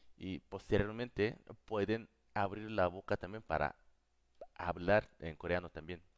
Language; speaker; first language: Spanish; non-native, fluent; Korean